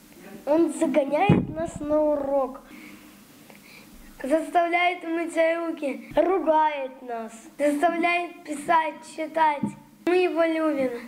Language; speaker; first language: Russian; early bilingual, heritage; Russian